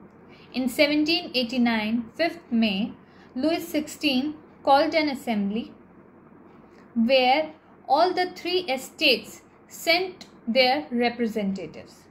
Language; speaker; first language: English; non-native, local second language; Hindi